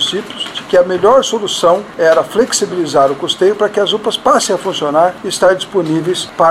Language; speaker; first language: Portuguese; native; Portuguese